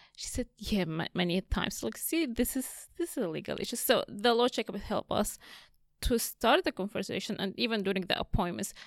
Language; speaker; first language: English; non-native, fluent; Arabic